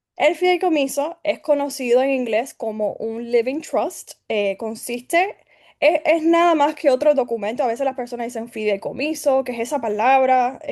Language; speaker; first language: Spanish; early bilingual, heritage; Spanish